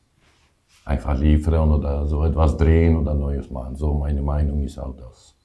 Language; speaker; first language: German; non-native, learner; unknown